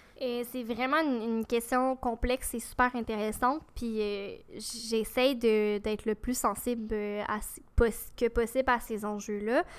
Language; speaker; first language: French; native; French